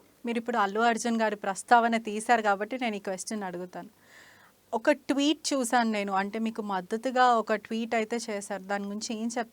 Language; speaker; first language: Telugu; native; Telugu